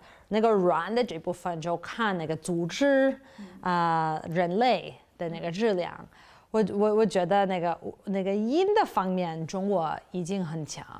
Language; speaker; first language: Chinese; non-native, fluent; English